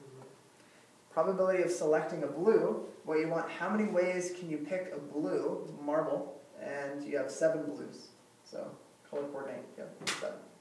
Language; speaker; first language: English; native; English